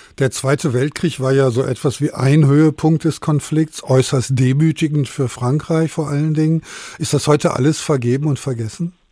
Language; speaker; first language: German; native; German